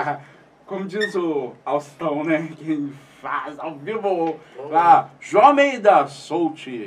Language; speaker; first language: Portuguese; native; Portuguese